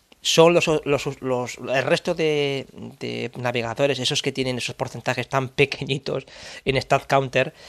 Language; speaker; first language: Spanish; native; Spanish